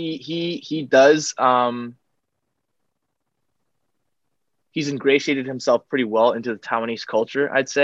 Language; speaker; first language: English; non-native, fluent; Chinese